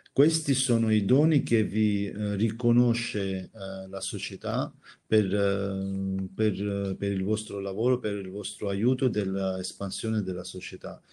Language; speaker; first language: Italian; non-native, fluent; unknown